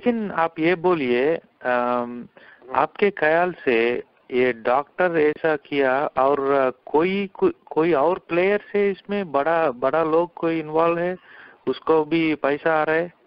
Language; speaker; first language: Hindi; non-native, local second language; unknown